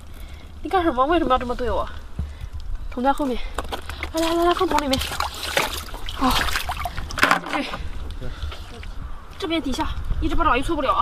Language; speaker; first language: Chinese; native; Chinese